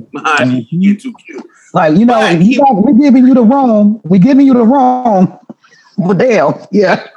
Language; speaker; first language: English; native; English